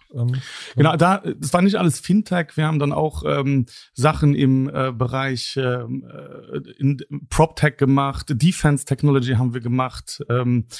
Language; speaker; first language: German; non-native, local second language; Luxembourgish